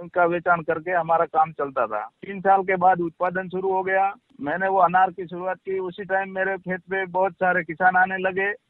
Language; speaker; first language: Hindi; non-native, local second language; Gujarati